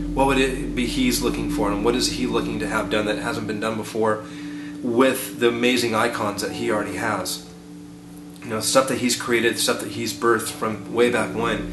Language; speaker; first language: English; native; English